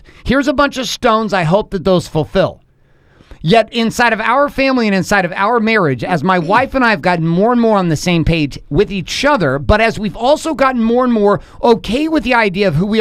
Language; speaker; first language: English; native; English